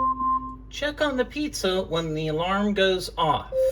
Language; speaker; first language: English; native; English